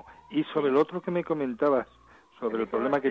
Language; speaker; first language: Spanish; native; Spanish